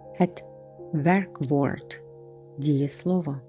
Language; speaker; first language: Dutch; non-native, fluent; Ukrainian